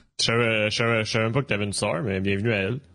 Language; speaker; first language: French; native; French